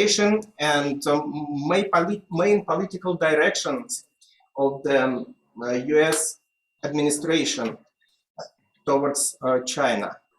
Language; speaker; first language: English; non-native, fluent; Russian